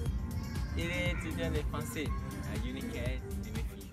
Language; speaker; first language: French; non-native, learner; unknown